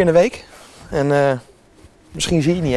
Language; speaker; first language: Dutch; native; Dutch